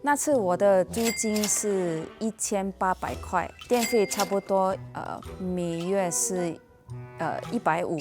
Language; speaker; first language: Chinese; non-native, local second language; English